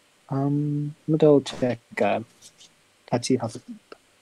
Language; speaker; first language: Japanese; non-native, learner; English